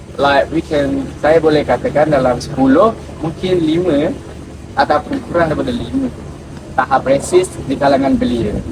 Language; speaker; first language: Malay; native; Malay